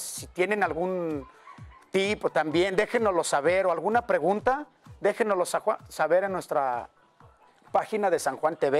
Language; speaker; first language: Spanish; native; Spanish